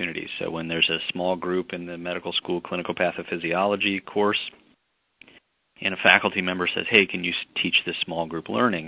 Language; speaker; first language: English; native; English